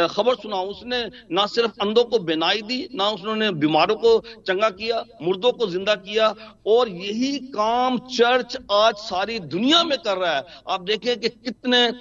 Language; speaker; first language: Urdu; non-native, local second language; Punjabi